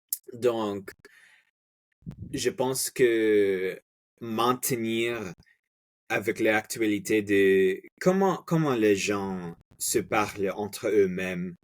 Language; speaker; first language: French; non-native, fluent; Spanish